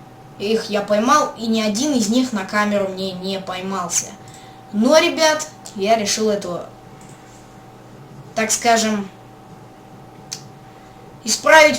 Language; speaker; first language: Russian; native; Russian